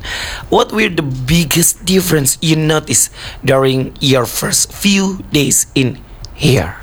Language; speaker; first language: English; non-native, learner; Indonesian